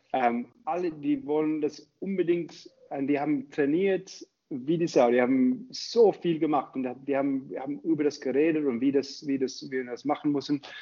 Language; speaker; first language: German; non-native, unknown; English